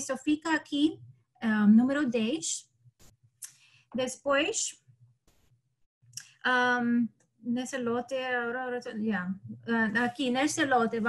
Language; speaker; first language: Portuguese; non-native, learner; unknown